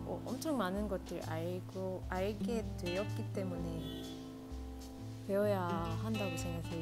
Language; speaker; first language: Korean; non-native, fluent; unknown